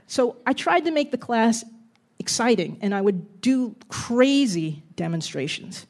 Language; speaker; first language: English; native; English